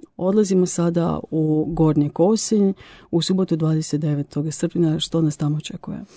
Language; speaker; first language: Croatian; native; Croatian